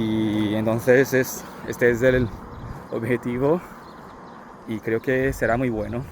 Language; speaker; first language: Spanish; non-native, fluent; Portuguese